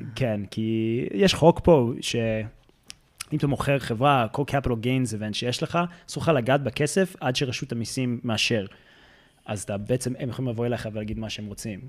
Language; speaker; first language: Hebrew; early bilingual, heritage; Hebrew